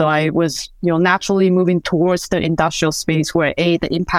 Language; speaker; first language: English; non-native, fluent; Chinese